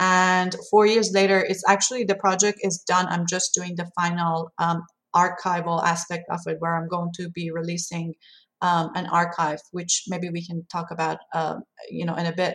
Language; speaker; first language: English; non-native, fluent; Persian